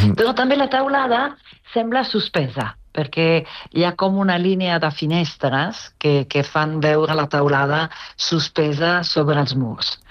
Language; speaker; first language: Catalan; non-native, fluent; Italian